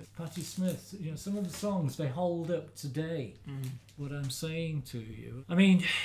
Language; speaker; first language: English; native; English